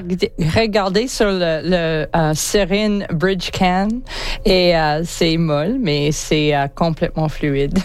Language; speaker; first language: French; non-native, learner; English